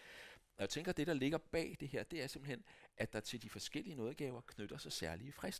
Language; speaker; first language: Danish; native; Danish